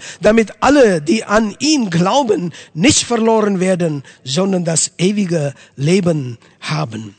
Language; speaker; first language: German; non-native, fluent; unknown